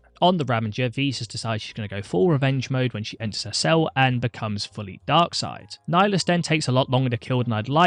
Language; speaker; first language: English; native; English